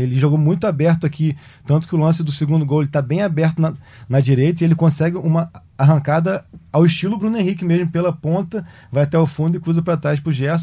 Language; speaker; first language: Portuguese; native; Portuguese